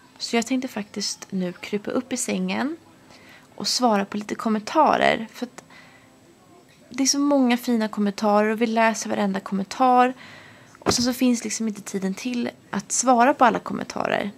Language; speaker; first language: Swedish; native; Swedish